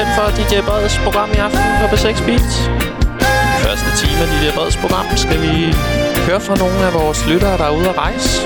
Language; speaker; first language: Danish; native; Danish